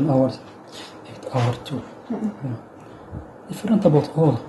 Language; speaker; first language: English; non-native, learner; Arabic